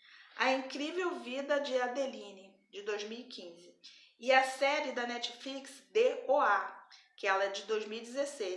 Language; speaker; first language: Portuguese; native; Portuguese